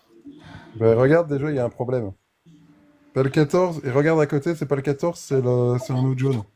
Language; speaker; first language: French; native; French